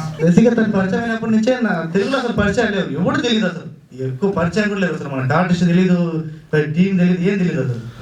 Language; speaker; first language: Telugu; native; Telugu